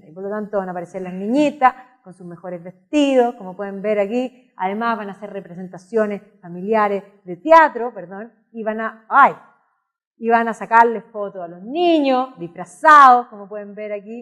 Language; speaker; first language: Spanish; native; Spanish